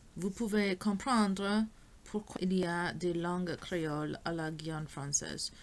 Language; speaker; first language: French; non-native, learner; English